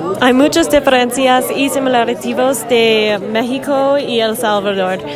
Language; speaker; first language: Spanish; non-native, learner; English